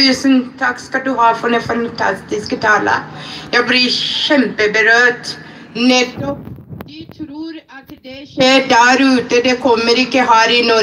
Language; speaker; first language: Norwegian; non-native, fluent; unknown